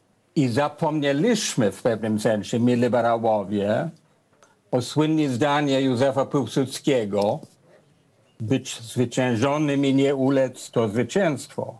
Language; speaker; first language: Polish; non-native, fluent; English